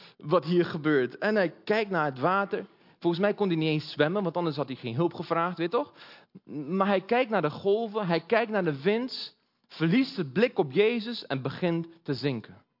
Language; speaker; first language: Dutch; early bilingual, other home language; Portuguese